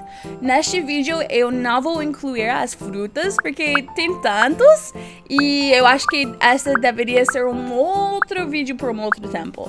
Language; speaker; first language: Portuguese; non-native, learner; English